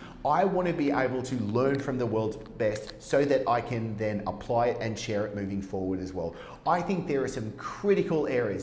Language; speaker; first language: English; native; English